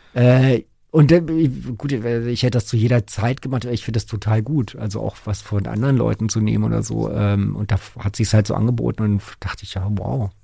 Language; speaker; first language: German; native; German